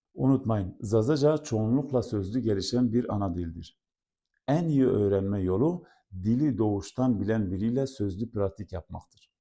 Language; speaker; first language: Turkish; non-native, local second language; Zaza